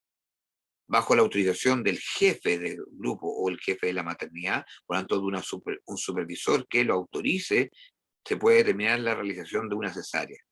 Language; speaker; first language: Spanish; native; Spanish